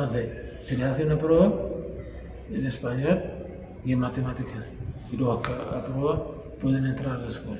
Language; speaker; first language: Spanish; non-native, local second language; Arabic